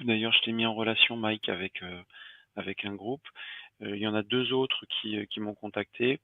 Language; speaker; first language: French; native; French